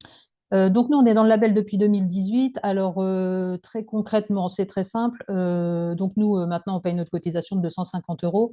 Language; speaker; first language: French; native; French